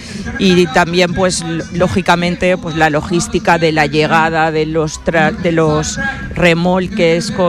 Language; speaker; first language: Spanish; native; Spanish